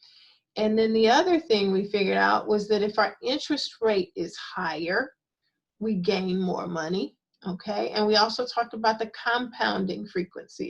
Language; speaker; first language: English; native; English